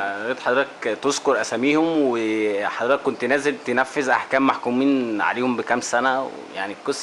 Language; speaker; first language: Arabic; native; Arabic